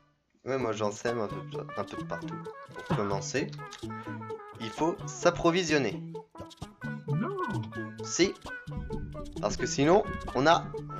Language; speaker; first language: French; native; French